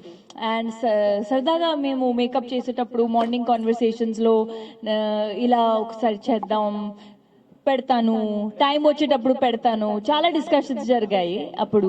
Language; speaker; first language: Telugu; non-native, local second language; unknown